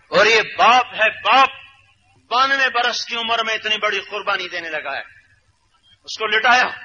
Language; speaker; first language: Urdu; native; Urdu